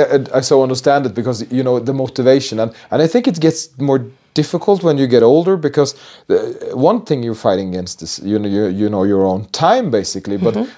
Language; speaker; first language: English; non-native, fluent; Norwegian